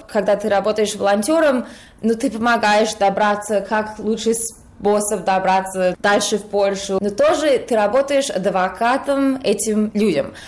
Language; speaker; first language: Russian; early bilingual, heritage; Russian